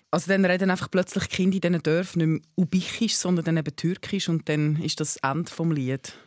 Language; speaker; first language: German; native; German